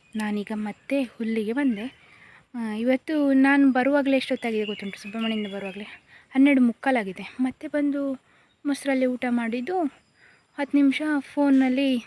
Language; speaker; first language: Kannada; native; Kannada